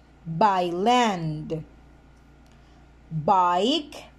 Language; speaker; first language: English; non-native, fluent; Spanish